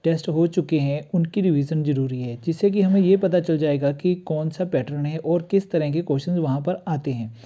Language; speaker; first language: Hindi; non-native, local second language; Punjabi